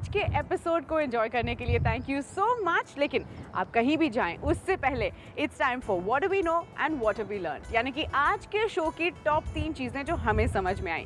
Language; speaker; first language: Hindi; native; Hindi